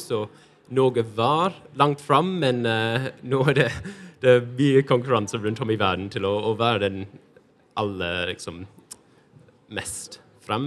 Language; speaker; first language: Norwegian; non-native, fluent; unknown